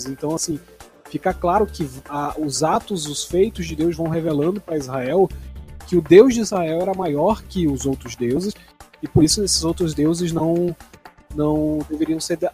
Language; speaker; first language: Portuguese; native; Portuguese